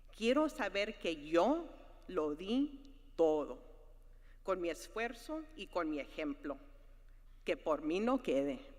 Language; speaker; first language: Spanish; early bilingual, other home language; English